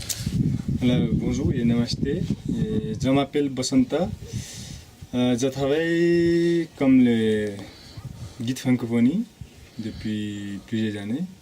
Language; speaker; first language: French; non-native, fluent; Nepali